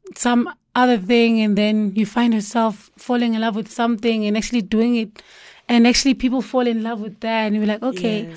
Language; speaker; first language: English; non-native, local second language; Zulu